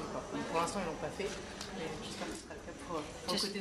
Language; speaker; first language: French; native; French